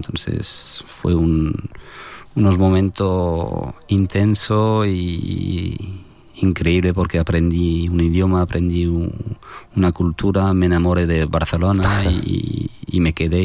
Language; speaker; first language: Spanish; non-native, fluent; French